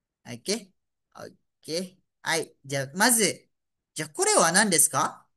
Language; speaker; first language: Japanese; non-native, fluent; Malay